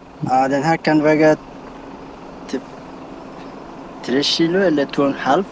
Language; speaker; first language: Swedish; non-native, learner; Persian